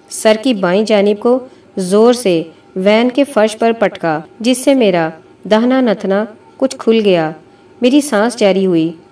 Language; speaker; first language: Urdu; native; Urdu